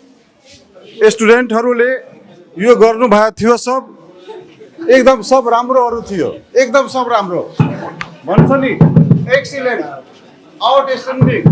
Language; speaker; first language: Nepali; non-native, local second language; Maithili